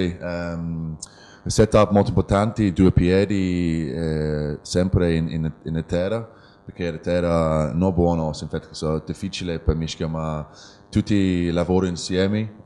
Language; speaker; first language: Italian; non-native, learner; English